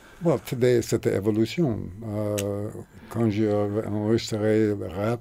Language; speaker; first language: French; non-native, learner; English